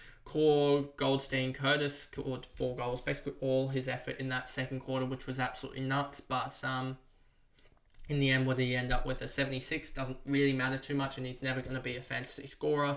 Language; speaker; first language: English; native; English